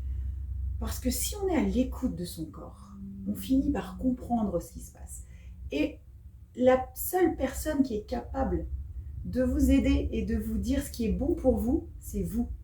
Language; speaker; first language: French; native; French